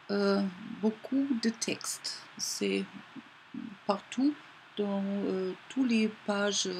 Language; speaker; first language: French; non-native, learner; German